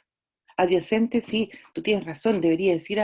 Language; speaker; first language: Spanish; native; Spanish